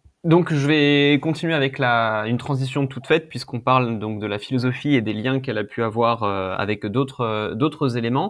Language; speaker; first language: French; native; French